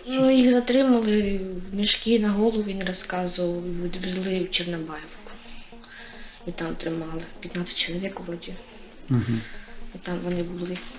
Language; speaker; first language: Ukrainian; native; Ukrainian